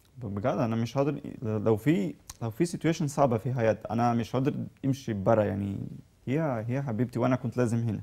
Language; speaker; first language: Egyptian Arabic; non-native, learner; Serbian